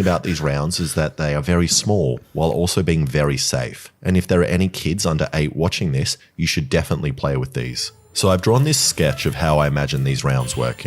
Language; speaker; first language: English; native; English